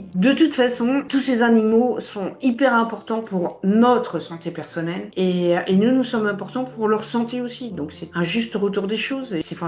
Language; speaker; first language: French; native; French